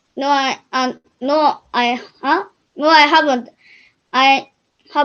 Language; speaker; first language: English; non-native, learner; Japanese